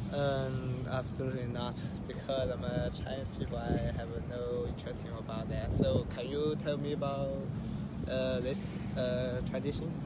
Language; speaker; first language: English; non-native, learner; Chinese